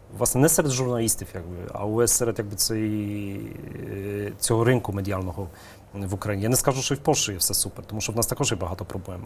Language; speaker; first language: Ukrainian; early bilingual, heritage; Ukrainian